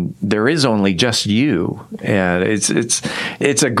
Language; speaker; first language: English; native; English